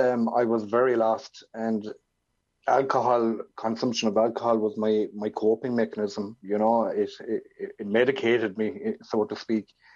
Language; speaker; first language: English; native; English